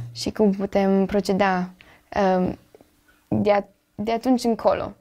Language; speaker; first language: Romanian; early bilingual, heritage; Romanian